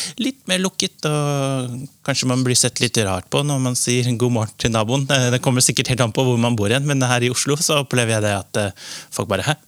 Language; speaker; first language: Norwegian; non-native, fluent; Dutch